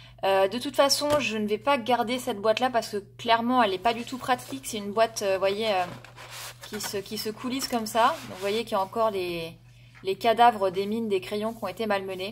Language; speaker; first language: French; native; French